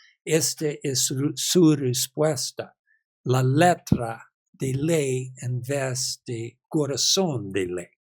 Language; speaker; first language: Spanish; non-native, learner; English